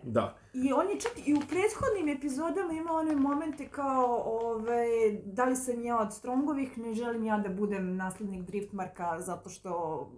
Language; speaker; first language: Serbian; native; Serbian